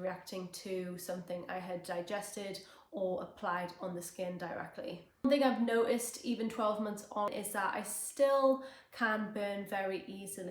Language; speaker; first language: English; native; English